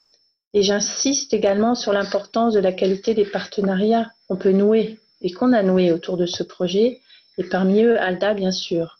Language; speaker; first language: French; native; French